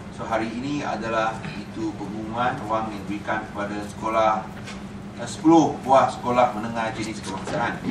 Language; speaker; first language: Malay; non-native, local second language; Chinese